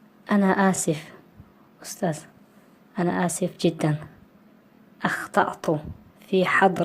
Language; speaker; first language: Arabic; non-native, learner; Tajik